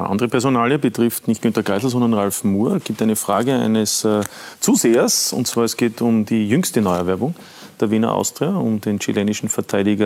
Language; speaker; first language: German; native; German